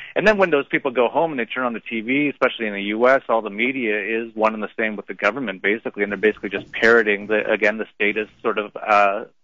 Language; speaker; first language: English; native; English